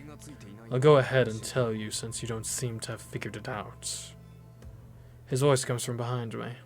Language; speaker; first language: English; native; English